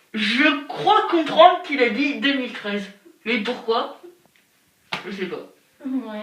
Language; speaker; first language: French; native; French